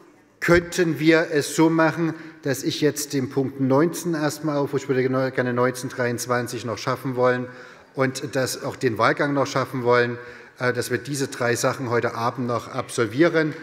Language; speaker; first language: German; native; German